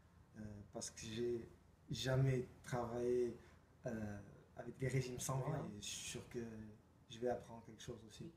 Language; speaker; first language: French; non-native, fluent; Spanish